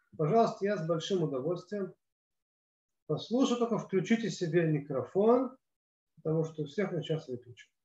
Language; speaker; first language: Russian; native; Russian